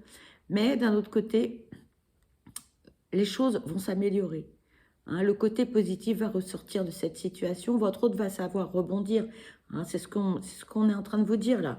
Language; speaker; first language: French; native; French